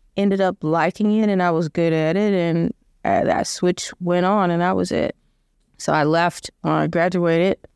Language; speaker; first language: English; native; English